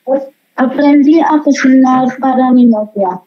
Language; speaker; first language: Spanish; non-native, learner; Filipino